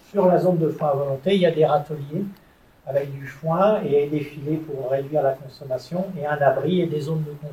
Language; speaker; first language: French; native; French